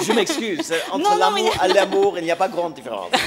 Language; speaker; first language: French; non-native, fluent; English